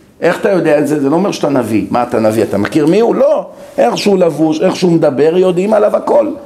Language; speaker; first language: Hebrew; native; Hebrew